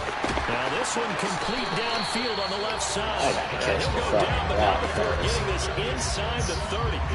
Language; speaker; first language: English; native; English